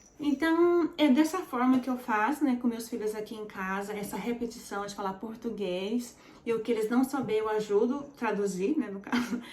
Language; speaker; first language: Portuguese; early bilingual, heritage; Portuguese